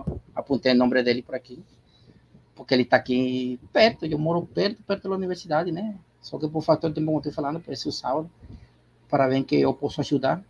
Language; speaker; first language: Portuguese; non-native, learner; Spanish